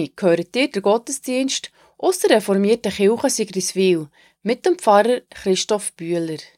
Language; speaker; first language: German; native; German